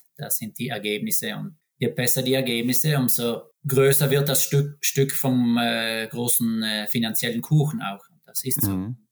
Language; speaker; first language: German; native; German